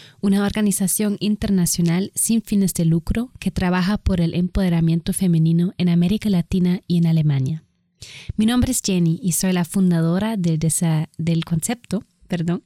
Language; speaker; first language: Spanish; non-native, fluent; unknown